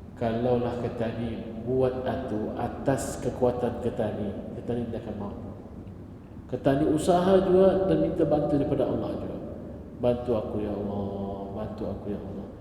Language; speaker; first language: Malay; native; Malay